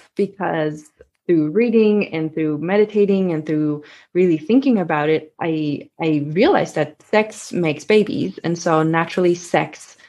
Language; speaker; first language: English; non-native, fluent; Swedish